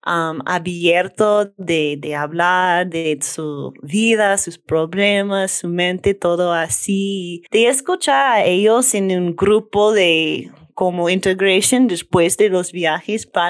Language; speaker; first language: Spanish; non-native, learner; English